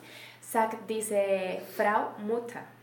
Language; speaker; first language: German; non-native, learner; Spanish